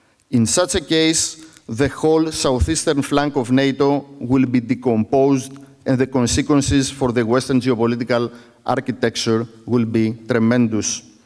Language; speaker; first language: English; non-native, fluent; Greek